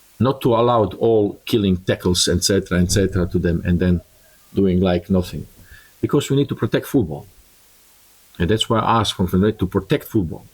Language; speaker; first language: English; non-native, learner; Croatian